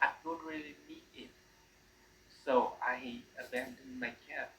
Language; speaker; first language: English; non-native, learner; Vietnamese